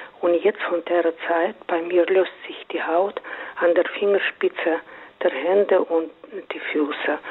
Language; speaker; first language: German; non-native, learner; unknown